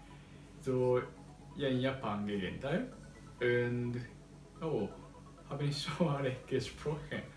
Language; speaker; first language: German; non-native, learner; Japanese